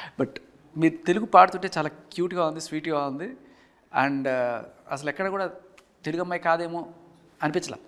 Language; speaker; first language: Telugu; native; Telugu